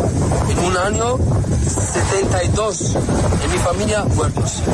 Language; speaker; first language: Spanish; non-native, learner; Arabic